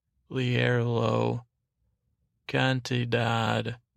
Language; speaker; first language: Spanish; non-native, learner; English